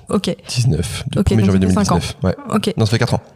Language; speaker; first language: French; native; French